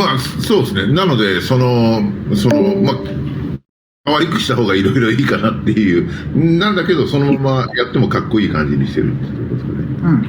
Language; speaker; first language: Japanese; native; Japanese